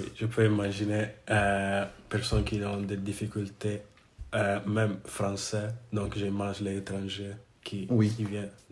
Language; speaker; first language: French; non-native, learner; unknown